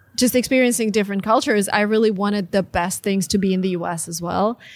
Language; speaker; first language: English; non-native, fluent; Russian